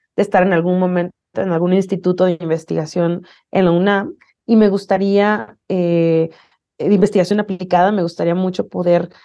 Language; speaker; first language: Spanish; native; Spanish